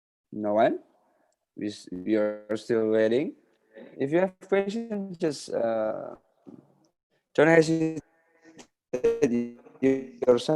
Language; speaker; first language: English; non-native, fluent; Indonesian